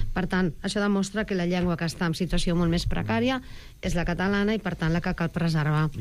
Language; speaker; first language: Catalan; native; Catalan